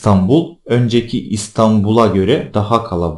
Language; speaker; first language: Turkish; non-native, fluent; Russian